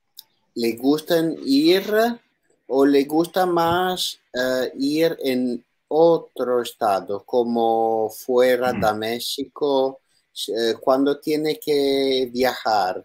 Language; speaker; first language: Spanish; non-native, learner; Italian